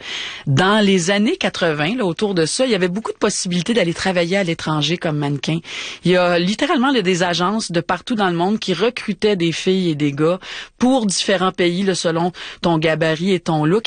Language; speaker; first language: French; native; French